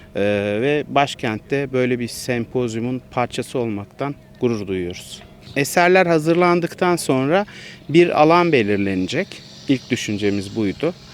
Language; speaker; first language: Turkish; native; Turkish